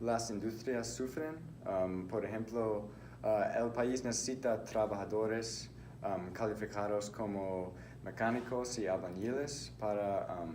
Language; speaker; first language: Spanish; non-native, learner; English